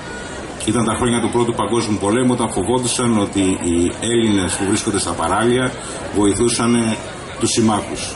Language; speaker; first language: Greek; native; Greek